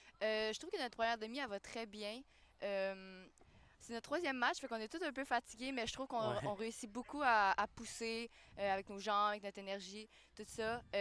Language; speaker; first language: French; native; French